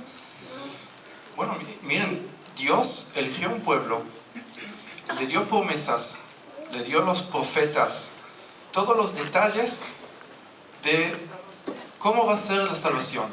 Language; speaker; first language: Spanish; non-native, fluent; Hebrew